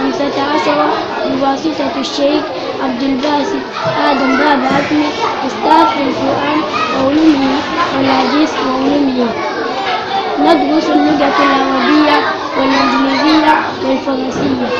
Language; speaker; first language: Arabic; non-native, learner; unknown